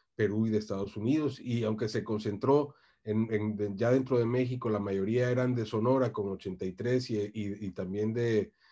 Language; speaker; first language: Spanish; native; Spanish